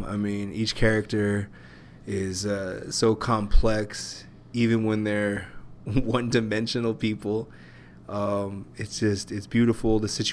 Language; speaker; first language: English; native; English